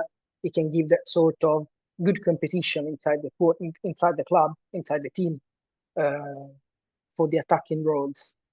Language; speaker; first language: English; non-native, fluent; Italian